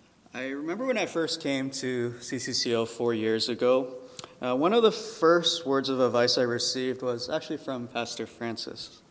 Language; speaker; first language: English; early bilingual, other home language; Chinese